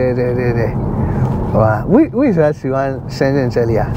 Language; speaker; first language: Chinese; non-native, learner; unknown